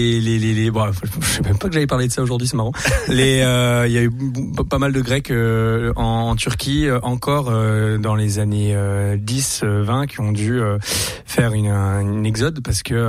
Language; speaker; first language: French; native; French